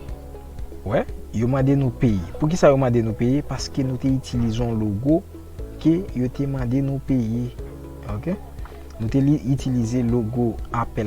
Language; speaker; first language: French; non-native, local second language; Haitian Creole